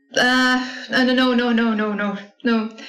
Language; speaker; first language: English; non-native, learner; Italian